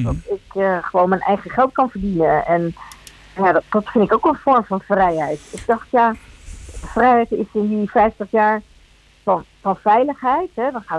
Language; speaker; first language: Dutch; early bilingual, other home language; Spanish